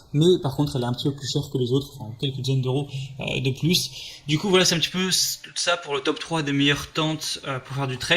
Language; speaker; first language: French; native; French